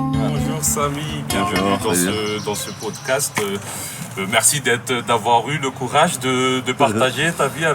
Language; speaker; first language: French; native; French